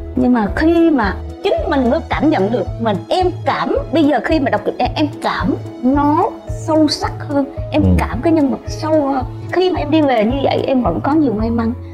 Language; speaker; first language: Vietnamese; native; Vietnamese